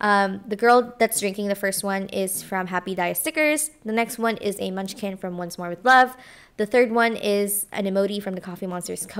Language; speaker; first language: English; non-native, local second language; Filipino